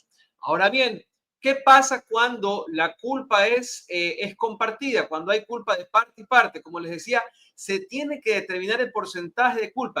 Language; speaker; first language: Spanish; native; Spanish